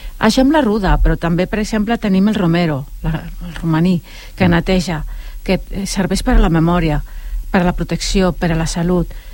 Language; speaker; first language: Catalan; non-native, local second language; Spanish